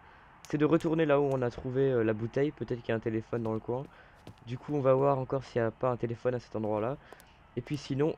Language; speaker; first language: French; native; French